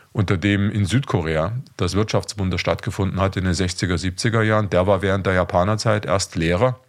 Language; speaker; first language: German; native; German